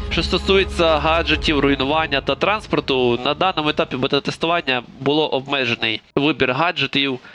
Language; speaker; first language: Ukrainian; non-native, local second language; Russian